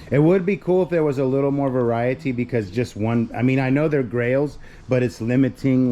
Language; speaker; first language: English; native; English